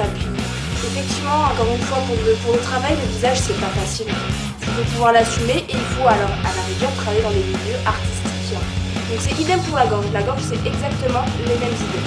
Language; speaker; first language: French; native; French